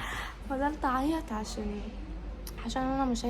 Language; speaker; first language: Arabic; native; Arabic